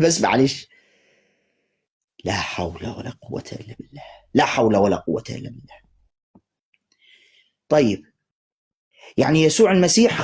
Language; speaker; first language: Arabic; native; Arabic